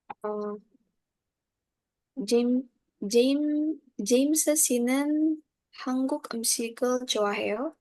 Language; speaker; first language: Korean; non-native, learner; Indonesian